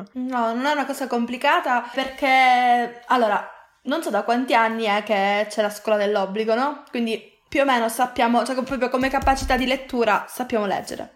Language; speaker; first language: Italian; native; Italian